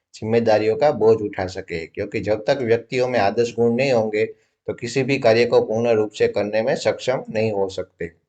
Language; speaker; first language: Hindi; non-native, local second language; Gujarati